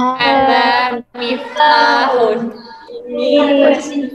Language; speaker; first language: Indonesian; native; Indonesian